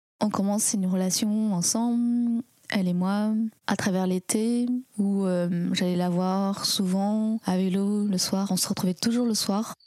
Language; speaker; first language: French; early bilingual, other home language; Chinese